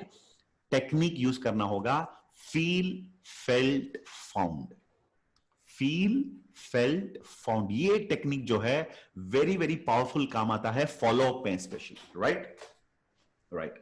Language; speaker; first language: Hindi; native; Hindi